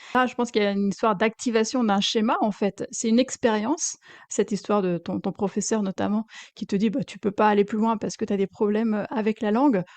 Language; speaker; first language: French; native; French